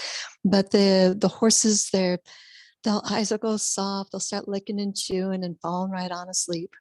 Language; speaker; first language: English; native; English